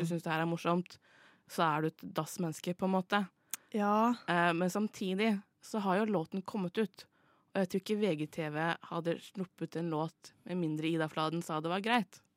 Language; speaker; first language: Norwegian; native; Norwegian